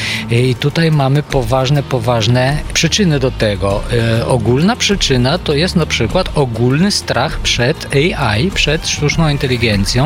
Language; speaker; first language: Polish; non-native, fluent; Bulgarian